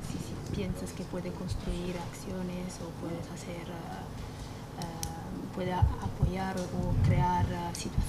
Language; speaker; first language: Spanish; non-native, fluent; Italian